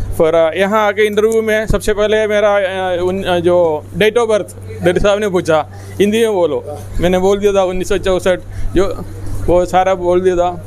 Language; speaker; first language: Hindi; non-native, local second language; Malayalam